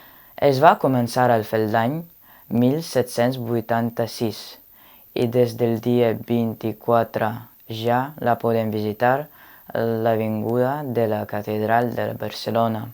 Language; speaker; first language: Catalan; non-native, learner; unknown